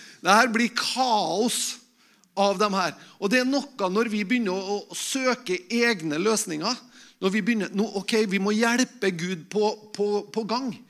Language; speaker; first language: Norwegian; native; Norwegian